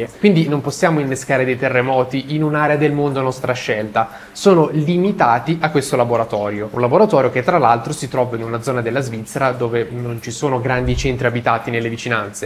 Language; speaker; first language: Italian; native; Italian